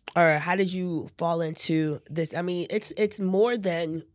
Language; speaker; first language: English; native; English